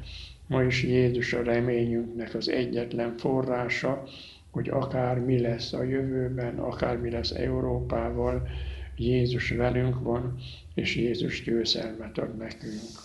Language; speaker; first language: Hungarian; native; Hungarian